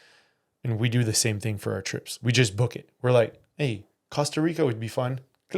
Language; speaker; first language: English; native; English